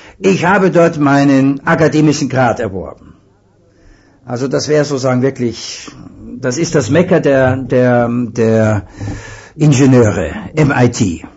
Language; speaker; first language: German; native; German